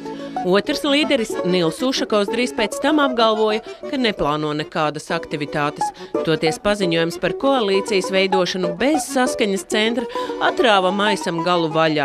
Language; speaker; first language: Latvian; native; Latvian